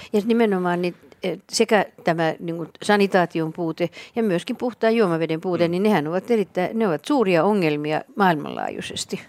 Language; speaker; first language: Finnish; native; Finnish